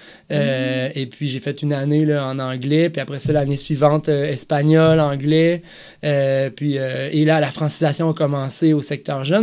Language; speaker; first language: French; native; French